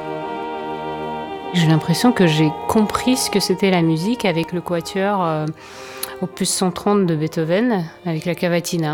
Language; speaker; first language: French; non-native, fluent; Russian